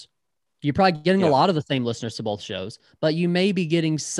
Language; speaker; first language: English; native; English